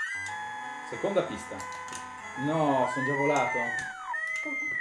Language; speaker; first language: Italian; native; Italian